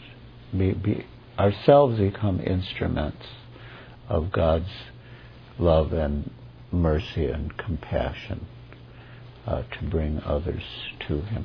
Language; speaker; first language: English; native; English